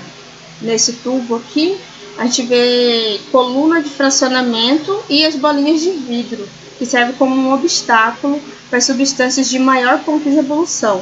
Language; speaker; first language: Portuguese; native; Portuguese